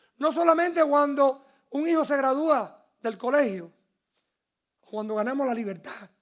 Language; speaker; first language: Spanish; early bilingual, heritage; Spanish